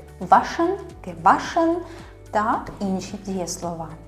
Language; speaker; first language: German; non-native, fluent; Ukrainian